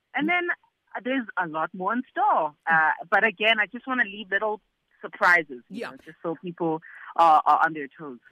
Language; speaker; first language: English; non-native, local second language; Zulu